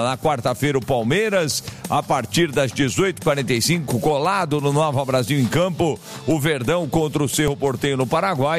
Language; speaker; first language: Portuguese; native; Portuguese